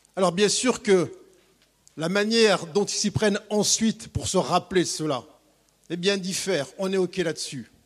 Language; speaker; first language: French; native; French